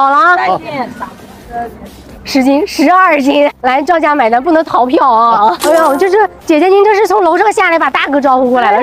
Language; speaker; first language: Chinese; native; Chinese